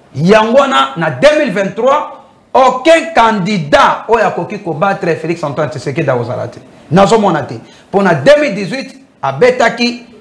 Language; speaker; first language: Lingala; native; Lingala